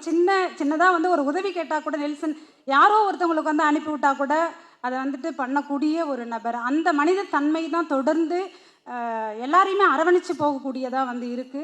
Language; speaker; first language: Tamil; native; Tamil